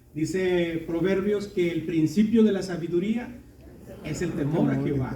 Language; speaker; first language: Spanish; native; Spanish